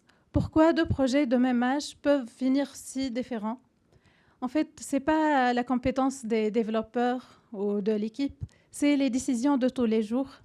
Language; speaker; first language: French; non-native, fluent; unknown